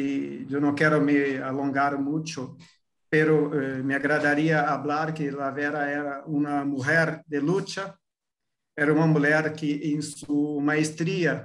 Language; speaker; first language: Portuguese; non-native, fluent; Spanish